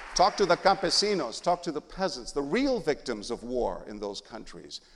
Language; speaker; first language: English; early bilingual, other home language; Spanish